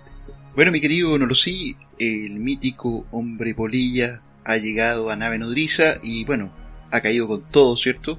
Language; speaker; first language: Spanish; native; Spanish